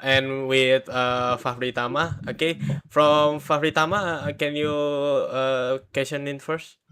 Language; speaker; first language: English; non-native, learner; Indonesian